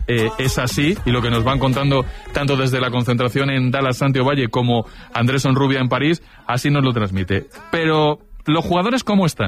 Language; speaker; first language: Spanish; native; Spanish